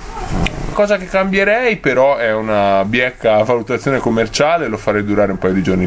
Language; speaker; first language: Italian; native; Italian